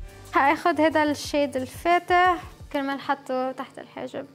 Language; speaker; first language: Arabic; native; Arabic